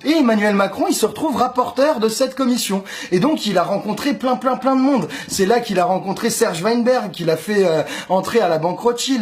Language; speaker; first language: French; native; French